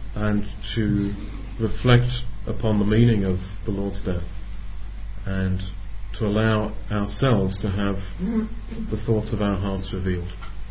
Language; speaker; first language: English; native; English